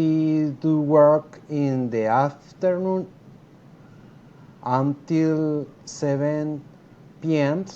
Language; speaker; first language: English; non-native, learner; Spanish